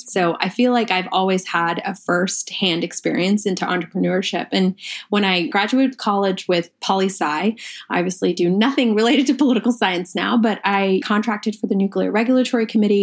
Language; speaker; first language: English; early bilingual, other home language; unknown